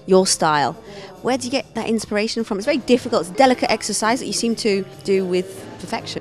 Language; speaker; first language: English; native; English